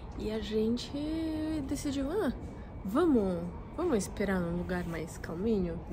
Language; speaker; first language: Portuguese; non-native, fluent; Russian